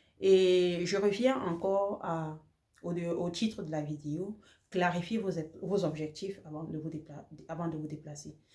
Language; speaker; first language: French; native; French